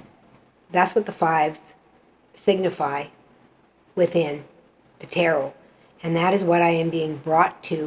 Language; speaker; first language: English; native; English